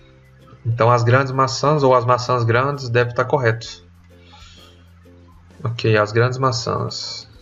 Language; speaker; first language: Portuguese; non-native, fluent; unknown